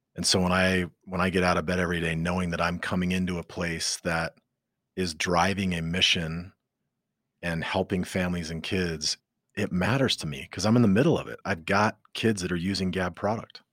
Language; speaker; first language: English; native; English